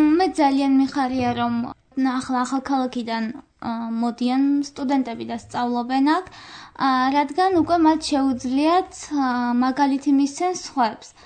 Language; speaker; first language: Georgian; non-native, local second language; Armenian